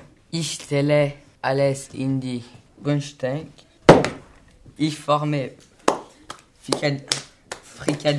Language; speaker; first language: German; non-native, learner; French